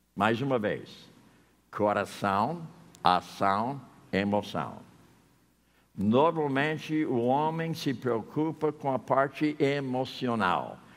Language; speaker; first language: Portuguese; non-native, fluent; English